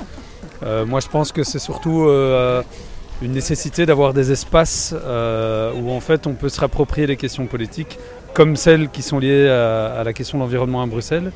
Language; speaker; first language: French; native; French